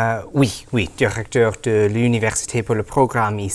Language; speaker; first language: French; non-native, learner; English